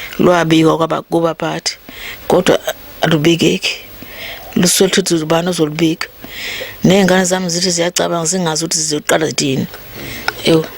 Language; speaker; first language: Zulu; native; Zulu